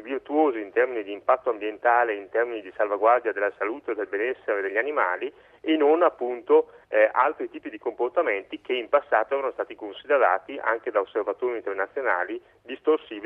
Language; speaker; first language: Italian; native; Italian